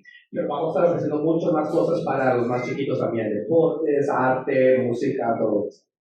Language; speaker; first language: Spanish; native; Spanish